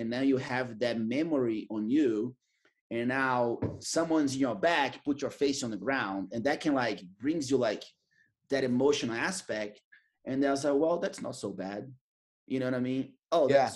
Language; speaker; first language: English; non-native, fluent; Portuguese